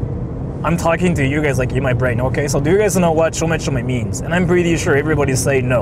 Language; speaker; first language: English; native; English